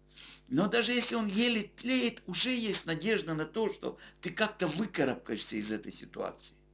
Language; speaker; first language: Russian; native; Russian